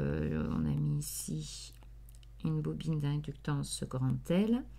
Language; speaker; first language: French; native; French